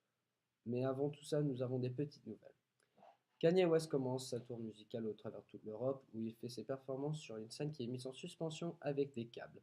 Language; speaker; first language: French; non-native, learner; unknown